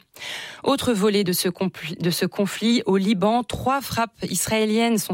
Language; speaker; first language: French; native; French